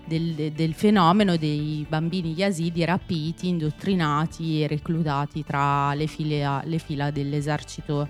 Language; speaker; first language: Italian; native; Italian